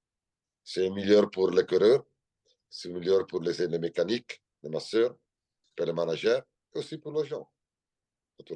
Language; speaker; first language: French; non-native, learner; Italian